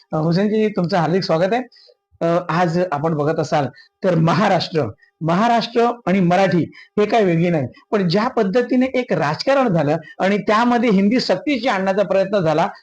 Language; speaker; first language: Marathi; native; Marathi